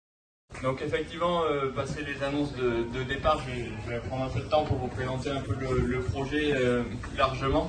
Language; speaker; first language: French; native; French